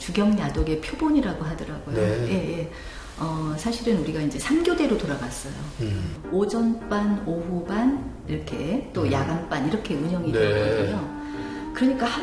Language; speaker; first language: Korean; native; Korean